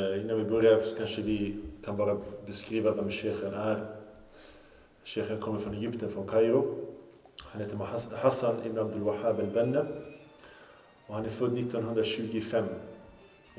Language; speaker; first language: Swedish; non-native, local second language; Arabic